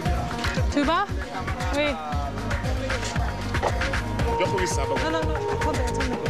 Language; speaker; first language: French; non-native, learner; English